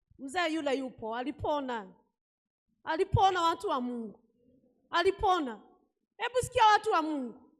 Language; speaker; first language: Swahili; non-native, local second language; Kikuyu